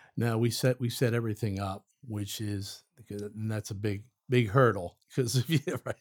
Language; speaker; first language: English; native; English